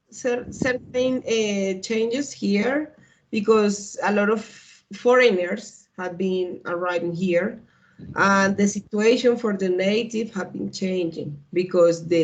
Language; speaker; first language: English; non-native, learner; Spanish